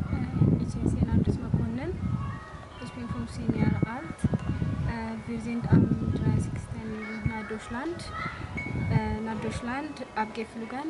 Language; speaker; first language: German; non-native, learner; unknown